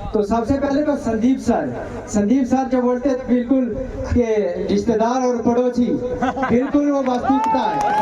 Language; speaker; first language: Hindi; non-native, local second language; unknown